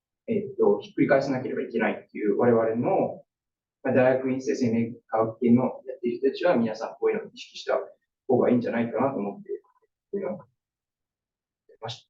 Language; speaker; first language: Japanese; native; Japanese